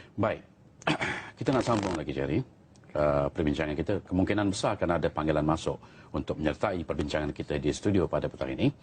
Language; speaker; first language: Malay; native; Malay